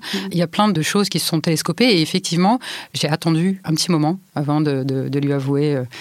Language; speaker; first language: French; native; French